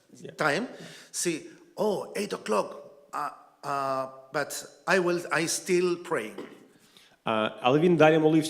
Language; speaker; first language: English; non-native, learner; Spanish